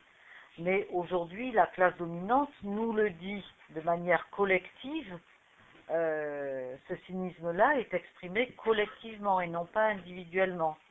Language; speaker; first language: French; native; French